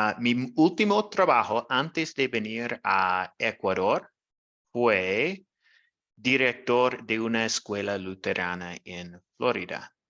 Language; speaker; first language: Spanish; non-native, learner; English